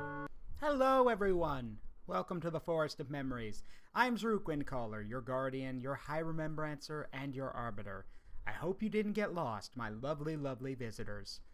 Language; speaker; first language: English; native; English